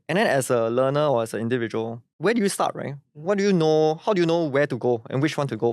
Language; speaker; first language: English; native; English